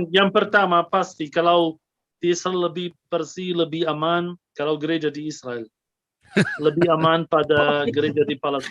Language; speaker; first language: Indonesian; non-native, fluent; Arabic